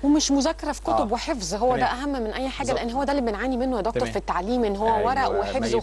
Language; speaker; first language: Arabic; native; Arabic